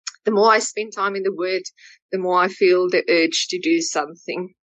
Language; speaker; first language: English; non-native, local second language; Afrikaans